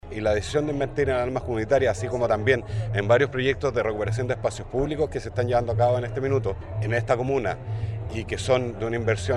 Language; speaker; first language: Spanish; native; Spanish